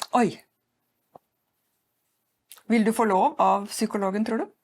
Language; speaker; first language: Norwegian; native; Norwegian